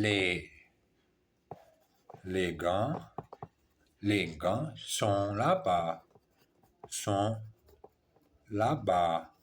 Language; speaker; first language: French; non-native, learner; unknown